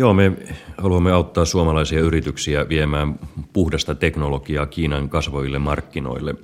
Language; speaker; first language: Finnish; native; Finnish